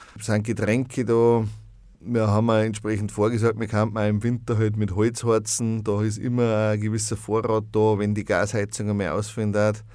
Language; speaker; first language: German; native; German